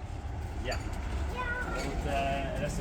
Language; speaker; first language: Swedish; native; Swedish